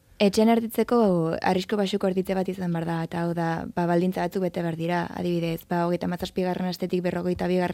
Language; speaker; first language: Basque; native; Basque